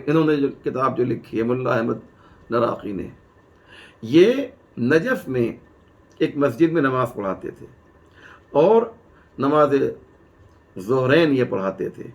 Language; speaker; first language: Urdu; native; Urdu